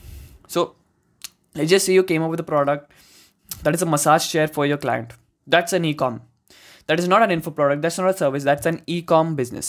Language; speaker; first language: English; non-native, local second language; Hindi